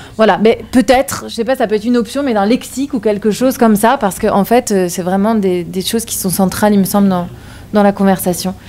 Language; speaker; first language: French; native; French